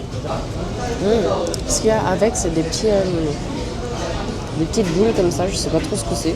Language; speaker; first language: French; native; French